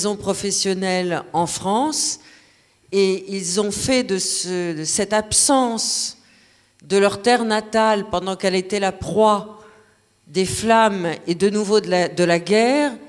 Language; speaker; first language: French; native; French